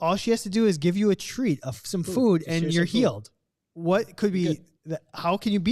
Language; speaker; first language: English; native; English